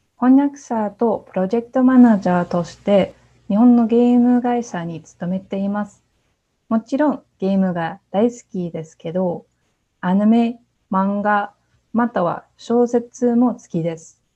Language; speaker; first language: Japanese; non-native, fluent; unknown